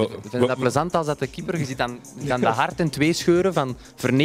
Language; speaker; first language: Dutch; native; Dutch